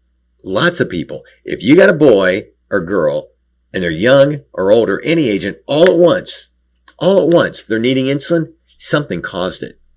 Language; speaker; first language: English; native; English